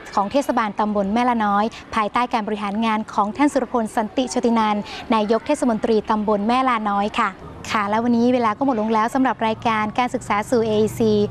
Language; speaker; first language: Thai; native; Thai